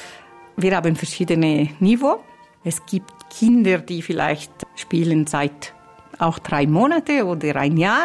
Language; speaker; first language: German; non-native, fluent; Italian